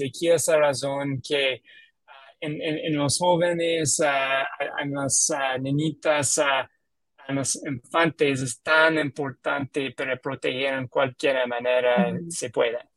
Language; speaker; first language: Spanish; non-native, learner; English